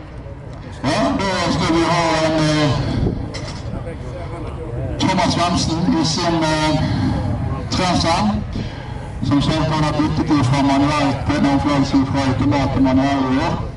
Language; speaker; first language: Norwegian; native; Norwegian